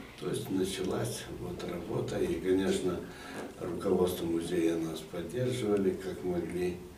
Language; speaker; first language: Russian; native; Russian